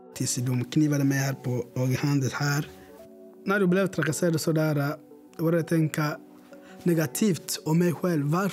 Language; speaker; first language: Swedish; non-native, learner; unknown